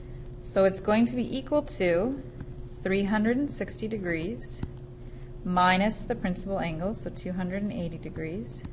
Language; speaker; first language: English; native; English